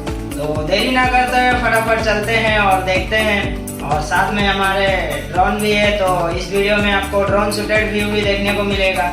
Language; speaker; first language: Hindi; native; Hindi